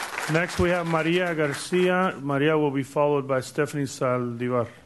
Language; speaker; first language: English; native; English